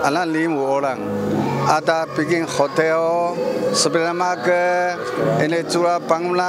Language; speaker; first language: Indonesian; non-native, learner; Chinese